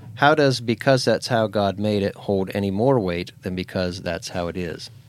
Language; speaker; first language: English; native; English